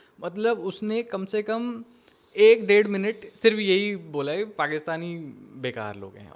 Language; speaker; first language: Hindi; native; Hindi